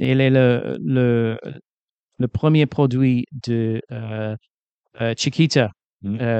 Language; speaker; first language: French; non-native, fluent; English